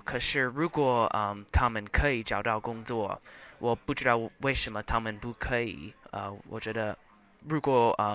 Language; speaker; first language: Chinese; non-native, learner; English